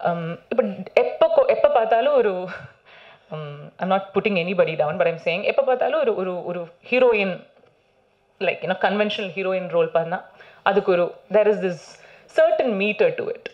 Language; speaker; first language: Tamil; non-native, learner; Malayalam